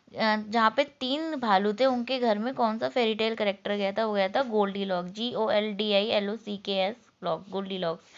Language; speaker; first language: Hindi; native; Hindi